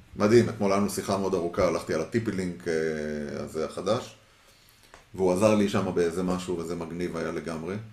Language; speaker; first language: Hebrew; early bilingual, heritage; Hebrew